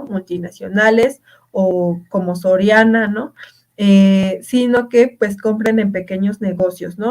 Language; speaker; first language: Spanish; native; Spanish